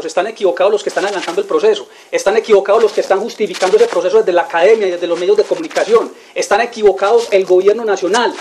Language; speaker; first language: Spanish; native; Spanish